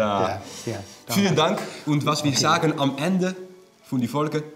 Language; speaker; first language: German; non-native, learner; Dutch